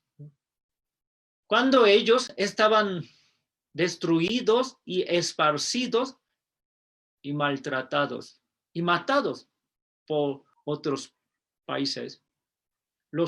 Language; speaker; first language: Spanish; non-native, fluent; Korean